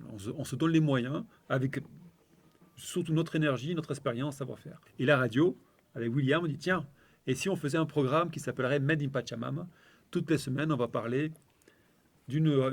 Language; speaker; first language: French; native; French